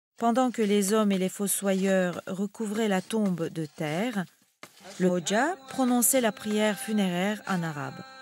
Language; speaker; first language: French; non-native, fluent; Turkish